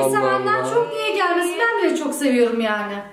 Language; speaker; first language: Turkish; native; Turkish